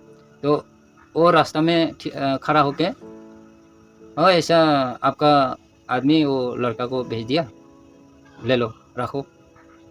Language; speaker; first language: Hindi; non-native, local second language; Nepali